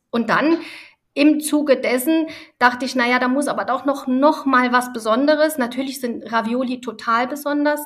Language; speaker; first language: German; early bilingual, other home language; Italian